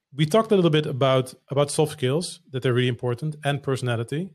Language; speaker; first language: English; non-native, fluent; Dutch